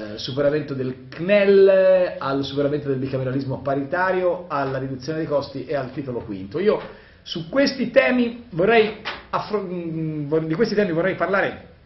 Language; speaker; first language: Italian; native; Italian